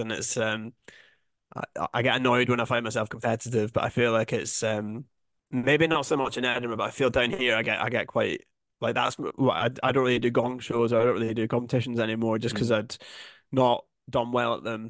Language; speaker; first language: English; native; English